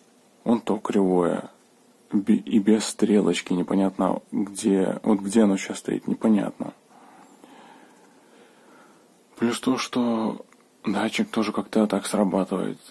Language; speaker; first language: Russian; native; Russian